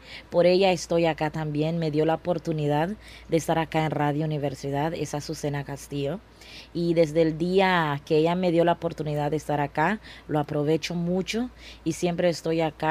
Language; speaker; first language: Spanish; non-native, local second language; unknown